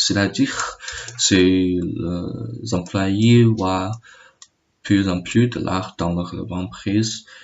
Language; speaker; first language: French; non-native, learner; Chinese